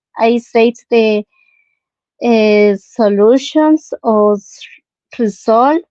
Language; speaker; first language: English; non-native, learner; Spanish